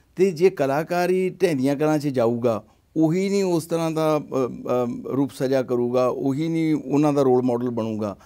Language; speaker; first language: Punjabi; native; Punjabi